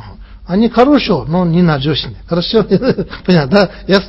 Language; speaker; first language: Russian; non-native, learner; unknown